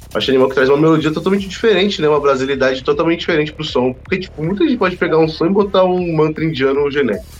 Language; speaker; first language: Portuguese; native; Portuguese